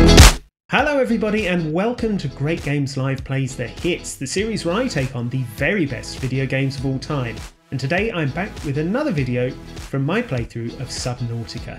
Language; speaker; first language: English; native; English